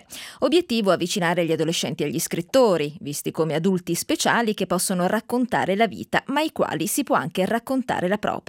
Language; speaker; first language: Italian; native; Italian